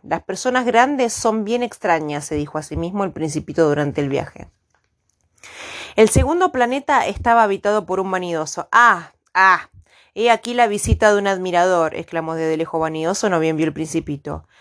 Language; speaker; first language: Spanish; native; Spanish